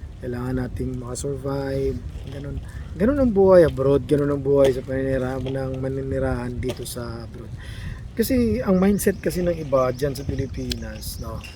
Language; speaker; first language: Filipino; native; Filipino